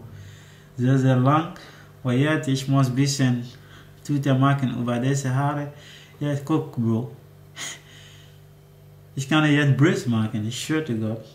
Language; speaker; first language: German; non-native, learner; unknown